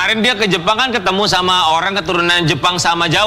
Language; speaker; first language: Indonesian; native; Indonesian